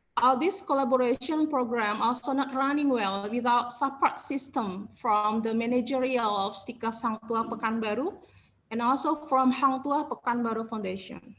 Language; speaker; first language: English; non-native, learner; Indonesian